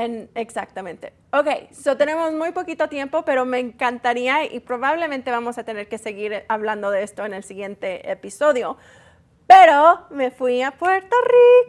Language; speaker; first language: Spanish; early bilingual, heritage; Spanish